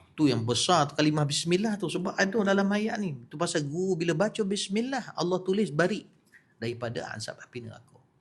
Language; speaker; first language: Malay; native; Malay